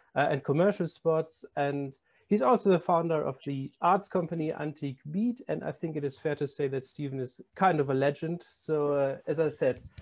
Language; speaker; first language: English; non-native, fluent; German